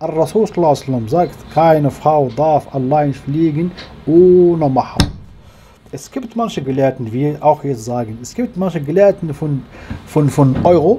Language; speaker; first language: German; non-native, learner; Arabic